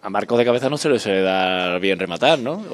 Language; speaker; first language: Spanish; native; Spanish